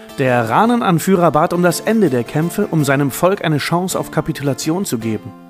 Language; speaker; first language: German; native; German